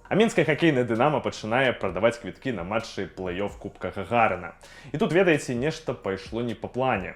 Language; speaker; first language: Belarusian; non-native, local second language; Russian